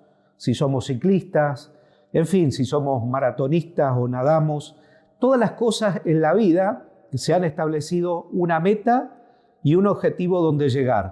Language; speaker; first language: Spanish; native; Spanish